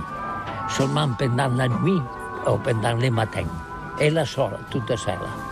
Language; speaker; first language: French; non-native, learner; Catalan